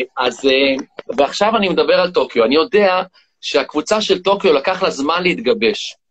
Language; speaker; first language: Hebrew; native; Hebrew